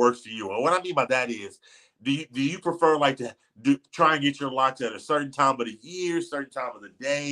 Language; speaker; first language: English; native; English